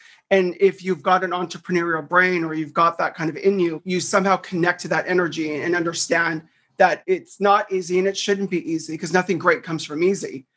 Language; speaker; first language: English; native; English